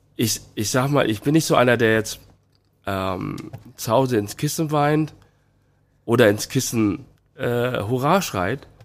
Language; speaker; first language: German; early bilingual, other home language; Chinese